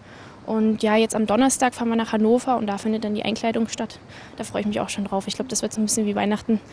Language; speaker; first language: German; native; German